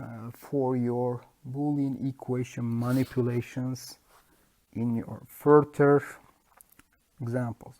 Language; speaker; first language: English; non-native, fluent; Turkish